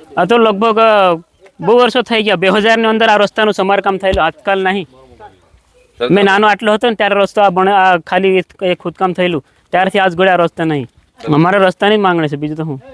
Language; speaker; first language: Gujarati; non-native, local second language; Rathawi